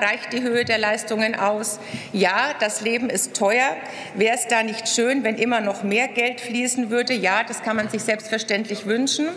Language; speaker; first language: German; native; German